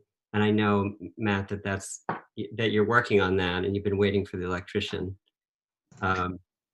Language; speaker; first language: English; native; English